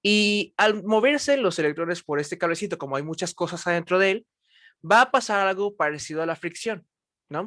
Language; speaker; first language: Spanish; native; Spanish